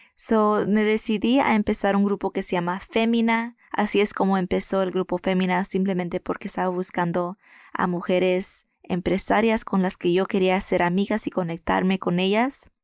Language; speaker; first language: Spanish; early bilingual, heritage; Spanish